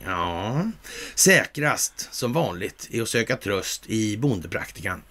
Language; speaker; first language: Swedish; native; Swedish